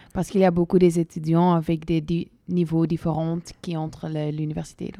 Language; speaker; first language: French; non-native, local second language; Dutch